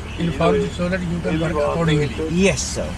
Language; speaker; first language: English; non-native, learner; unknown